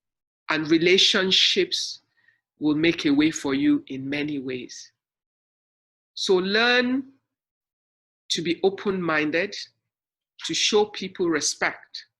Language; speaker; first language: English; non-native, local second language; Yoruba